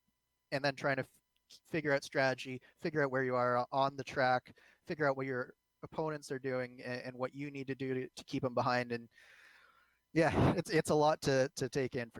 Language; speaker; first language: English; native; English